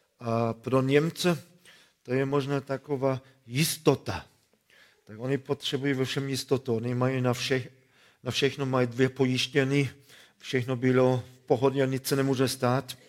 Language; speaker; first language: Czech; non-native, fluent; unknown